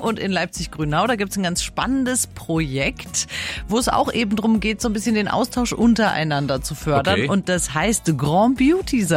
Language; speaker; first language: German; native; German